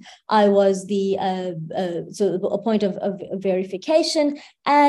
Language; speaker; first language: English; native; English